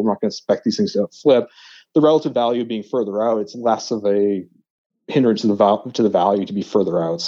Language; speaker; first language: English; native; English